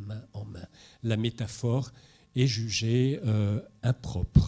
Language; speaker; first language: French; native; French